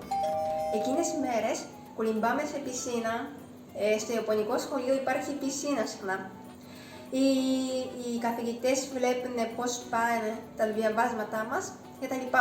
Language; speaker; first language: Greek; non-native, fluent; Japanese